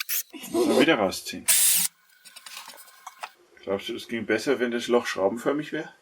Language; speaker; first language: German; native; German